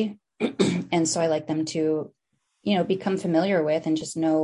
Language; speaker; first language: English; early bilingual, other home language; Filipino